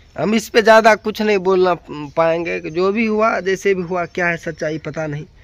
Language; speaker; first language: Hindi; native; Hindi